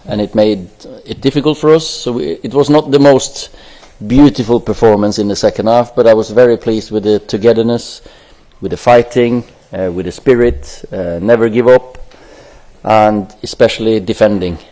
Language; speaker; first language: English; non-native, fluent; Norwegian